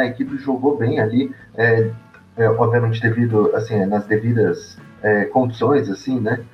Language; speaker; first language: Portuguese; native; Portuguese